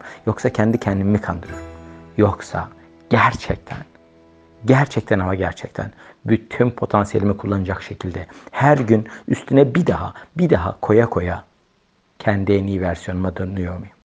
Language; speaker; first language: Turkish; native; Turkish